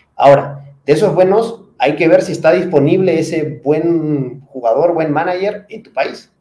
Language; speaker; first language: Spanish; native; Spanish